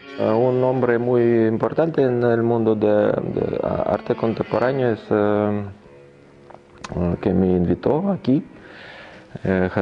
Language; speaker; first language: Spanish; non-native, learner; Russian